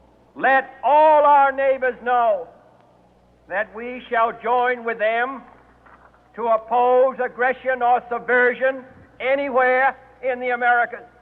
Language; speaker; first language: English; native; English